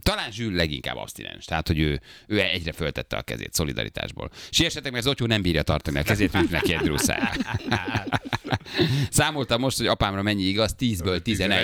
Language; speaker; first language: Hungarian; native; Hungarian